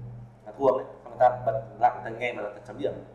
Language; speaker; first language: Vietnamese; native; Vietnamese